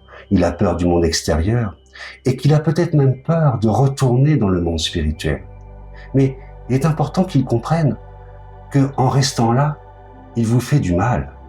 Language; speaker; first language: French; native; French